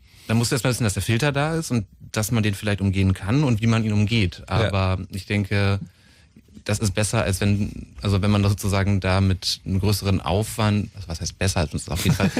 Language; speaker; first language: German; native; German